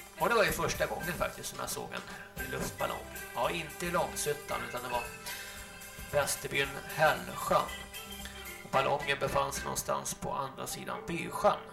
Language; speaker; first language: Swedish; native; Swedish